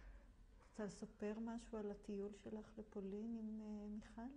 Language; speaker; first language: Hebrew; native; Hebrew